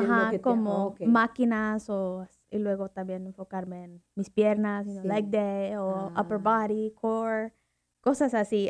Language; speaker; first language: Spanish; early bilingual, heritage; Spanish